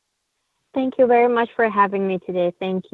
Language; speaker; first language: English; non-native, fluent; Uyghur